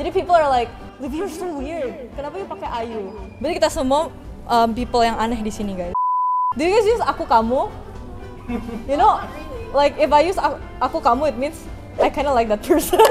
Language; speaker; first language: English; early bilingual, other home language; Indonesian